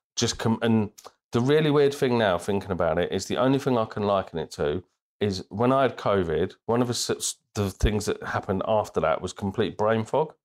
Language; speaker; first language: English; native; English